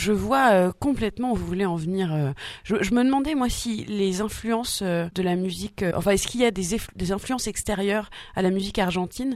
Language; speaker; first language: French; native; French